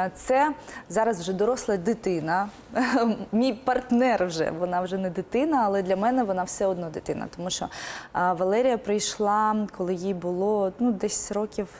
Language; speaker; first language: Ukrainian; non-native, local second language; Russian